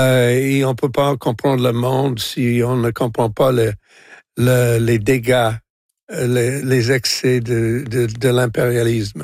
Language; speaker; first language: French; non-native, local second language; English